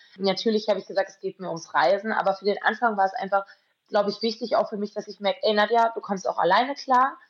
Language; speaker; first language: German; native; German